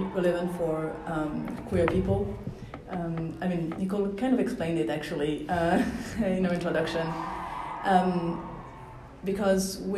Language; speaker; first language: English; non-native, fluent; French